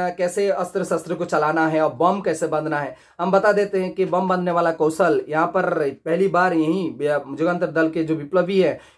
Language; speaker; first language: Hindi; non-native, local second language; Bangla